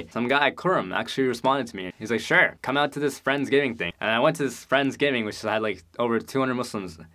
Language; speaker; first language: English; native; English